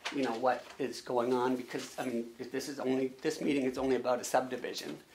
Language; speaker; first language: English; native; English